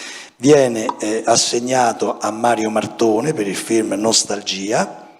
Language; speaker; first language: Italian; native; Italian